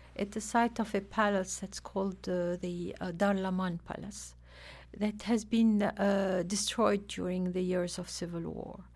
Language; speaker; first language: English; non-native, fluent; Arabic